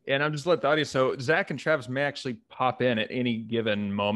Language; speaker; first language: English; native; English